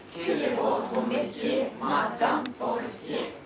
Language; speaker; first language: French; non-native, learner; Russian